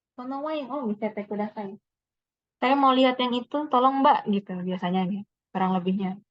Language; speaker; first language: Indonesian; native; Indonesian